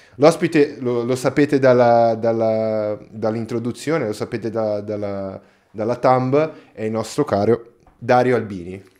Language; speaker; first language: Italian; non-native, fluent; Portuguese